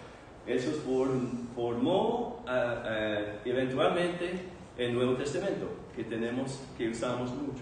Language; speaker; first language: Spanish; non-native, fluent; English